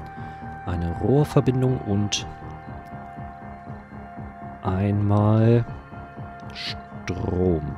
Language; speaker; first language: German; native; German